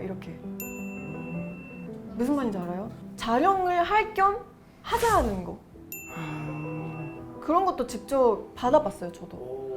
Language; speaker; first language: Korean; non-native, fluent; Japanese